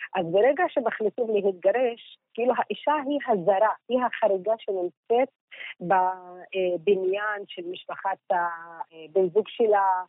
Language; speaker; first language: Hebrew; non-native, local second language; Arabic